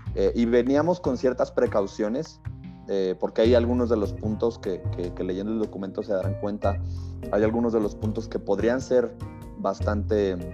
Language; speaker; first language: Spanish; native; Spanish